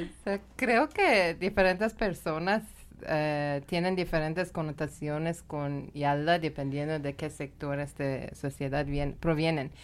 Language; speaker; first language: Spanish; non-native, learner; Persian